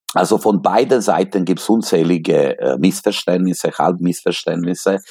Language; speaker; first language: German; non-native, fluent; Serbian